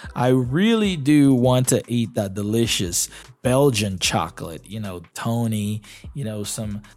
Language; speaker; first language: English; non-native, fluent; Portuguese